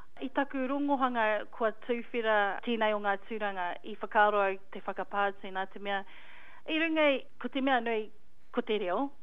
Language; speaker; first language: Māori; non-native, local second language; English